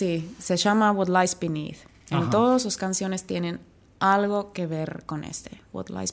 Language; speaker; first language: Spanish; non-native, learner; Finnish